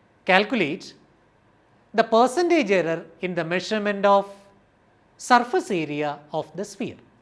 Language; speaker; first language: English; non-native, local second language; Malayalam